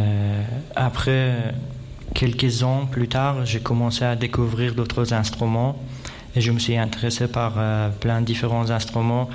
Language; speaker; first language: French; non-native, fluent; Persian